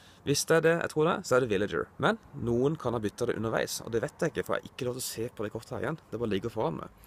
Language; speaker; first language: Norwegian; native; Norwegian